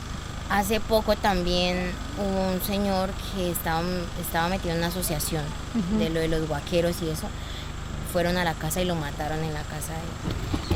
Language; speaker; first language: Spanish; native; Spanish